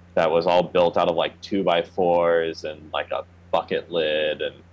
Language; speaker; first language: English; native; English